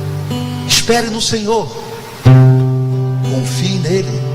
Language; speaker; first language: Portuguese; native; Portuguese